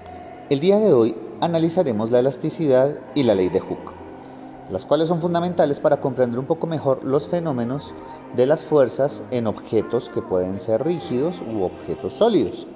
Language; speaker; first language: Spanish; native; Spanish